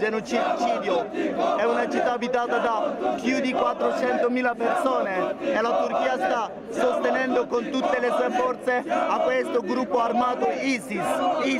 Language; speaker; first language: Italian; non-native, fluent; Kurdish